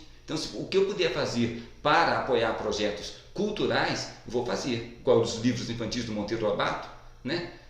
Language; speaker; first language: Portuguese; native; Portuguese